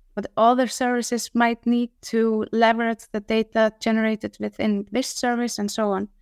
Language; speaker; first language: English; non-native, fluent; Icelandic